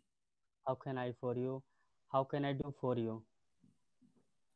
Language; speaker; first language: English; non-native, learner; Hindi